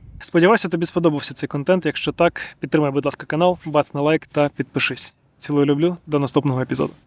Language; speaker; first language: Ukrainian; non-native, local second language; Russian